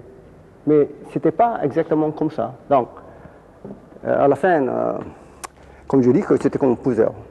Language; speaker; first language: French; non-native, fluent; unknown